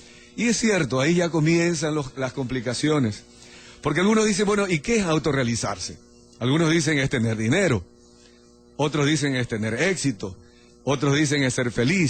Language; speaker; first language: Spanish; native; Spanish